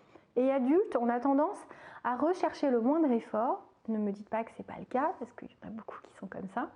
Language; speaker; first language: French; native; French